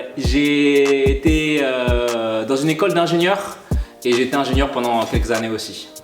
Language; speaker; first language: French; early bilingual, other home language; Malagasy